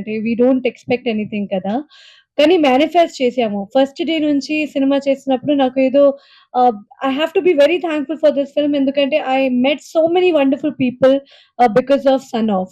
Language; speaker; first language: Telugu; non-native, fluent; Hindi